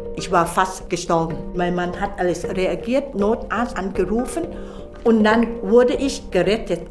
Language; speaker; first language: German; non-native, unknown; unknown